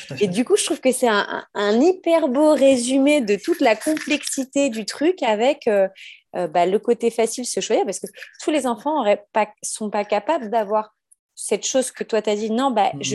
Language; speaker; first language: French; native; French